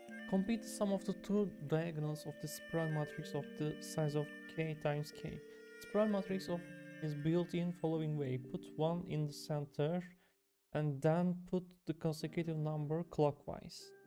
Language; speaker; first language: English; non-native, fluent; Turkish